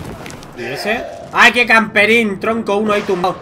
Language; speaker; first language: Spanish; native; Spanish